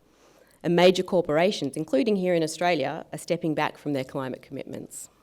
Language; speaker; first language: English; native; English